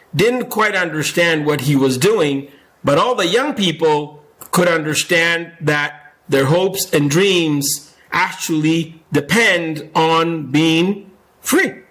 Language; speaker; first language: English; non-native, fluent; Spanish